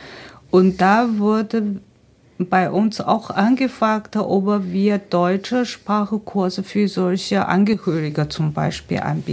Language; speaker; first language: German; non-native, fluent; Chinese